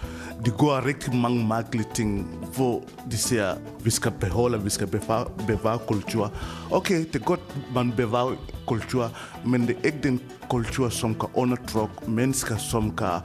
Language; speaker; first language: Danish; non-native, fluent; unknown